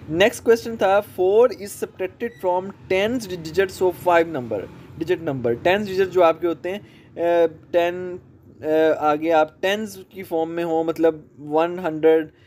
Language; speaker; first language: Urdu; non-native, local second language; Punjabi